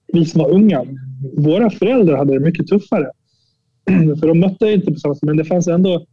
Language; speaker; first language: Swedish; early bilingual, other home language; Albanian